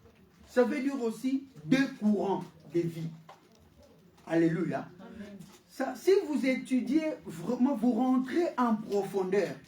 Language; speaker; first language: French; non-native, local second language; Lingala